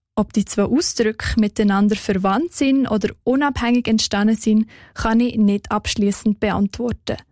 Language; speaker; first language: German; native; German